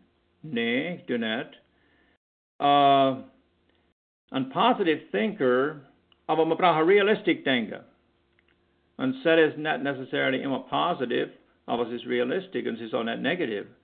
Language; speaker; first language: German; early bilingual, heritage; Pennsylvania German